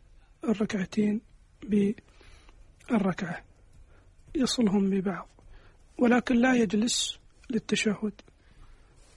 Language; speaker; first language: Arabic; native; Arabic